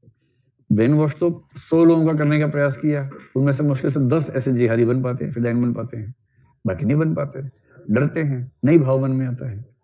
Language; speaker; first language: Hindi; native; Hindi